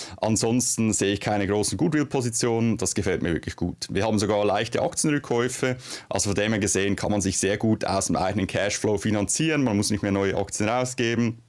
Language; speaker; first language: German; native; German